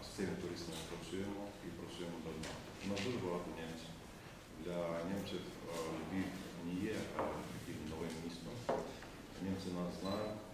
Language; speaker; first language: Ukrainian; non-native, fluent; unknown